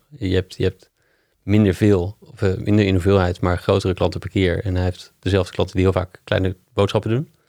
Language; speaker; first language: Dutch; non-native, fluent; English